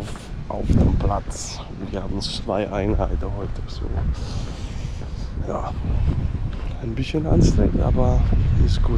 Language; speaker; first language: German; non-native, learner; Danish